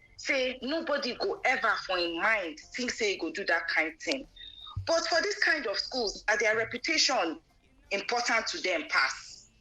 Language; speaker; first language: Nigerian Pidgin; non-native, local second language; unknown